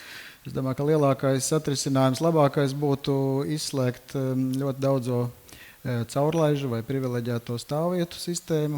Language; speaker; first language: Latvian; native; Latvian